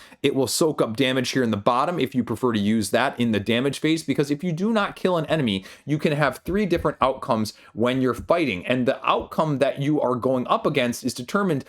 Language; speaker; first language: English; native; English